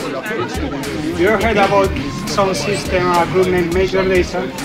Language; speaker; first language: English; non-native, learner; Spanish